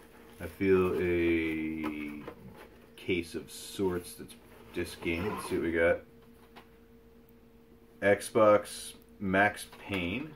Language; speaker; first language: English; native; English